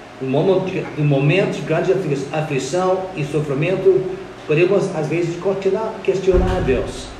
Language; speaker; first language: Portuguese; non-native, fluent; English